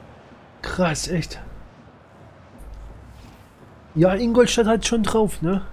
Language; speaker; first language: German; native; German